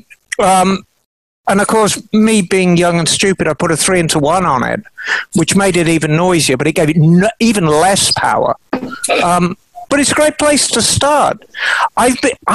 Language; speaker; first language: English; native; English